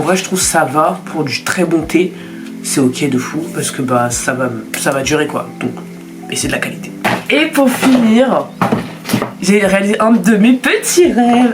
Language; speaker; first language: French; native; French